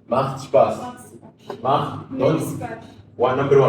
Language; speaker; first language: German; non-native, fluent; Arabic